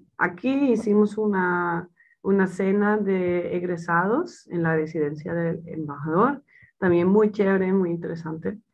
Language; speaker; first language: Spanish; non-native, fluent; Dutch